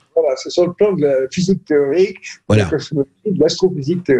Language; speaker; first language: French; native; French